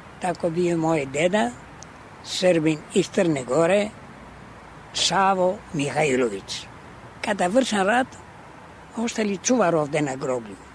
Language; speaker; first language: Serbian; early bilingual, heritage; Greek